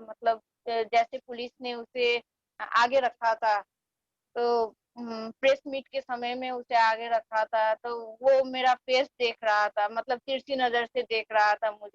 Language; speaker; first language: Hindi; non-native, fluent; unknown